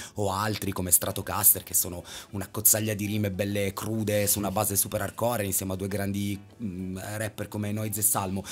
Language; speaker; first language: Italian; native; Italian